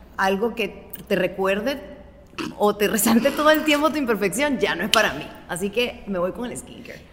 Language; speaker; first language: Spanish; native; Spanish